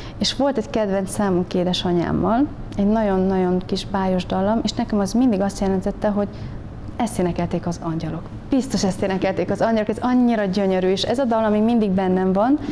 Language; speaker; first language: Hungarian; native; Hungarian